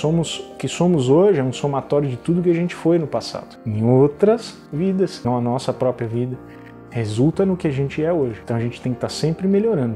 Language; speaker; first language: Portuguese; native; Portuguese